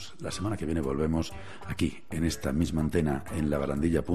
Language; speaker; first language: Spanish; native; Spanish